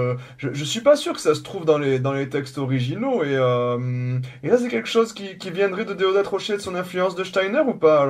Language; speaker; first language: French; native; French